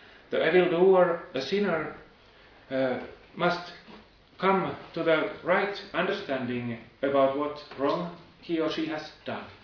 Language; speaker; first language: English; non-native, fluent; Finnish